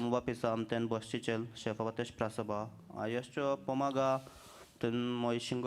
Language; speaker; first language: Polish; non-native, learner; Bangla